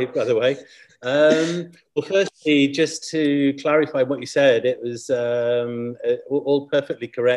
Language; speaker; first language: English; native; English